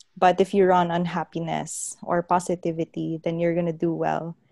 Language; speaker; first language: English; non-native, local second language; Hiligaynon